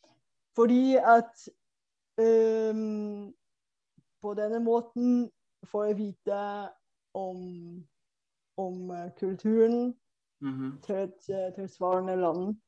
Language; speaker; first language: Norwegian; non-native, fluent; Bulgarian